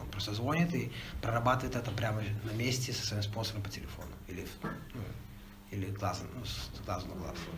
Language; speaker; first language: Russian; native; Russian